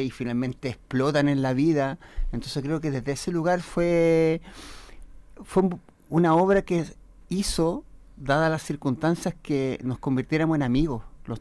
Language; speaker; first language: Spanish; native; Spanish